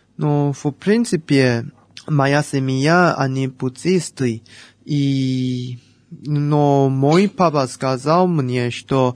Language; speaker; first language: Russian; non-native, fluent; Chinese